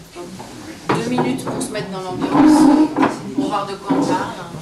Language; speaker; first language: French; native; French